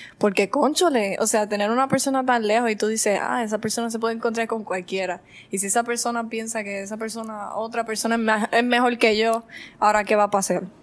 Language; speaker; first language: Spanish; native; Spanish